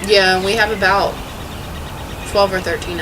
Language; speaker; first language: English; native; English